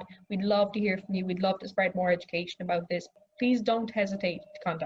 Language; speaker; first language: English; native; English